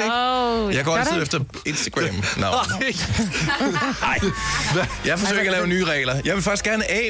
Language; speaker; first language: Danish; native; Danish